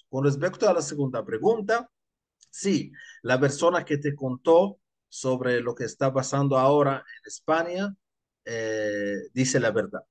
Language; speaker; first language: Spanish; non-native, fluent; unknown